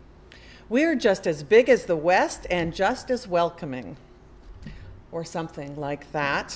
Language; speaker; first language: English; native; English